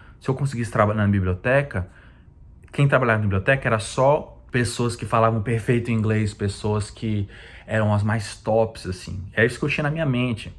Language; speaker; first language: Portuguese; native; Portuguese